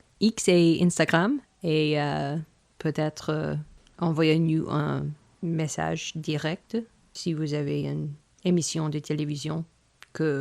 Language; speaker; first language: French; non-native, learner; English